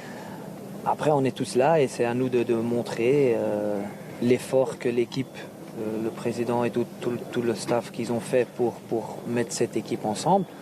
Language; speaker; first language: French; non-native, local second language; Dutch